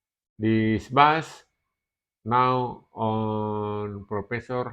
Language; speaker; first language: English; non-native, learner; Indonesian